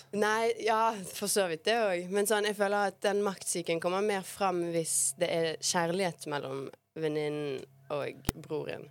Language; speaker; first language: Norwegian; early bilingual, other home language; Bosnian